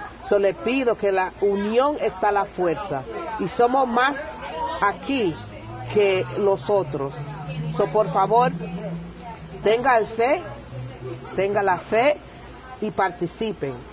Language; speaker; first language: Spanish; native; Spanish